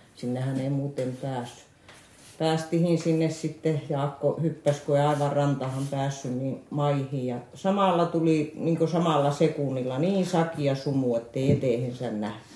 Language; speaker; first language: Finnish; native; Finnish